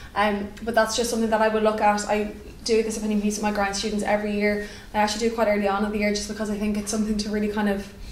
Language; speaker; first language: English; native; English